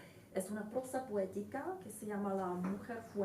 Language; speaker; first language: Spanish; non-native, fluent; Czech